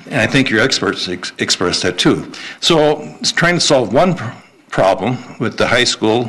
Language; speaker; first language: English; native; English